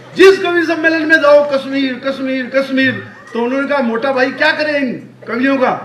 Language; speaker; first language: Hindi; non-native, local second language; Marwari